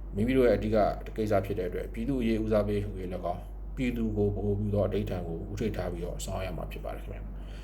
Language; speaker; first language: Burmese; non-native, local second language; Hakha Chin